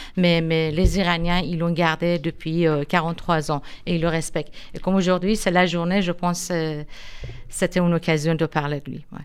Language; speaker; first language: French; non-native, fluent; Persian